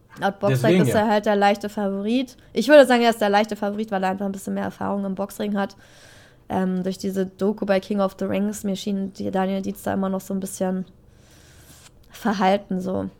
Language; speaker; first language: German; native; German